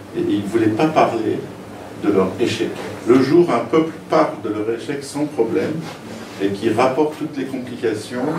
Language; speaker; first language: French; non-native, fluent; Persian